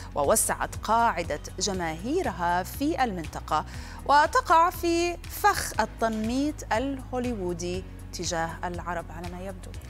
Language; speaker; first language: Arabic; native; Arabic